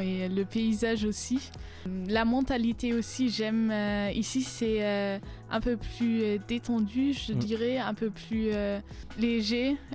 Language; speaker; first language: French; non-native, fluent; German